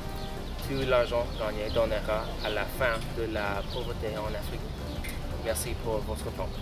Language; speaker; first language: French; non-native, learner; English